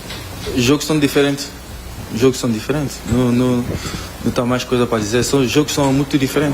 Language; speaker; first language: Portuguese; non-native, learner; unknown